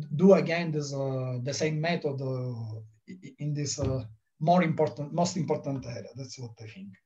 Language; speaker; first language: English; non-native, learner; Italian